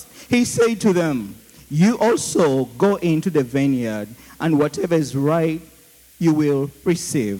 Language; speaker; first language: English; non-native, local second language; Ganda